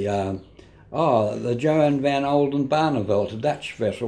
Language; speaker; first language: English; native; English